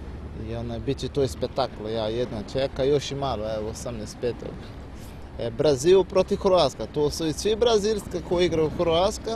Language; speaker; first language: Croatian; non-native, learner; Portuguese